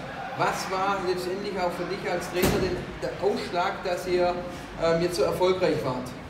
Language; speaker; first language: German; native; German